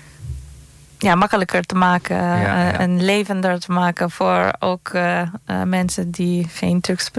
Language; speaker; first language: Dutch; non-native, fluent; Turkish